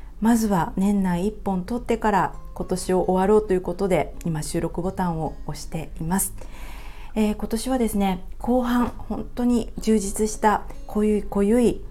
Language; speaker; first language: Japanese; native; Japanese